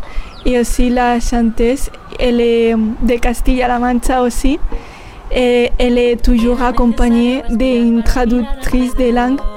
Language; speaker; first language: French; non-native, learner; Spanish